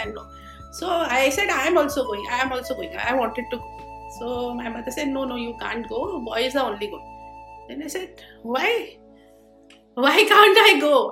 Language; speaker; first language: English; non-native, local second language; Hindi